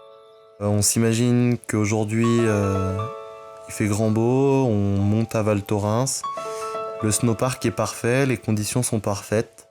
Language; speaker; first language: French; native; French